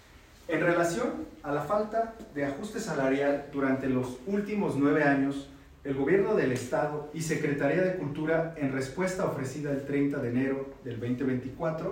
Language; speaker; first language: Spanish; native; Spanish